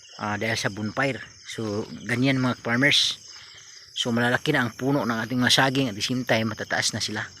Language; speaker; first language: Filipino; non-native, local second language; Cebuano